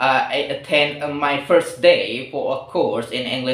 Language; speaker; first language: English; non-native, learner; Indonesian